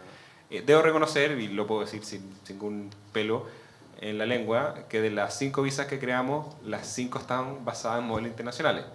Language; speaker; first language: Spanish; native; Spanish